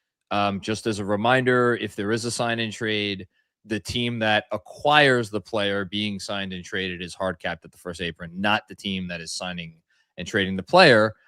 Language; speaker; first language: English; native; English